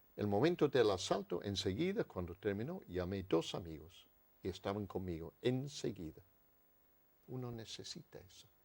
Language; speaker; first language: Spanish; non-native, fluent; English